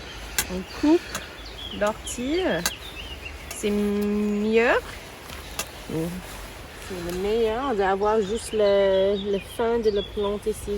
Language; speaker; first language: French; non-native, learner; English